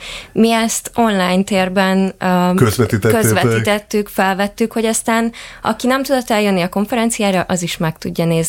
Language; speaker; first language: Hungarian; native; Hungarian